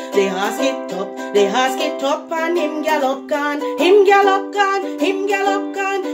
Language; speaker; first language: English; non-native, local second language; Jamaican Creole English